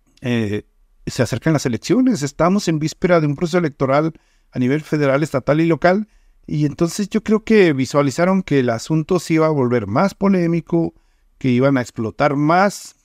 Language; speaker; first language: Spanish; native; Spanish